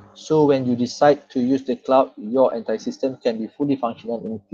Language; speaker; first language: English; non-native, local second language; Malay